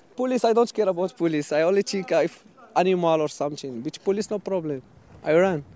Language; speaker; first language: English; non-native, fluent; Arabic